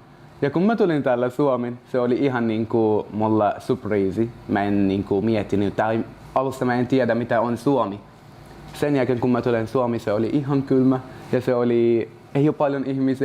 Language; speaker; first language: Finnish; non-native, learner; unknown